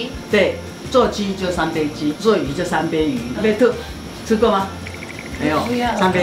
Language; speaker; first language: Chinese; native; Chinese